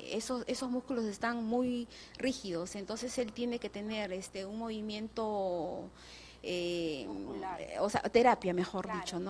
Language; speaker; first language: Spanish; native; Spanish